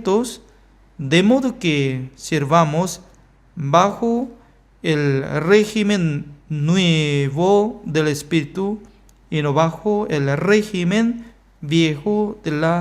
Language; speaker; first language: Spanish; non-native, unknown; Korean